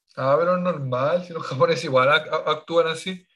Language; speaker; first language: Spanish; native; Spanish